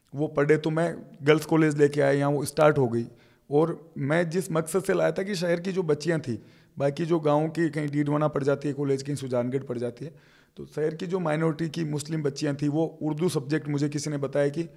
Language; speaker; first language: Hindi; native; Hindi